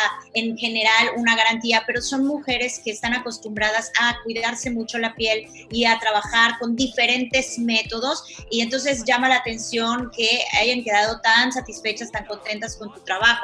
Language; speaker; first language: Spanish; native; Spanish